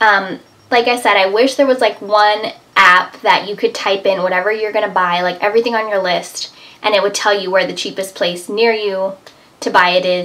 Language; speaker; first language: English; native; English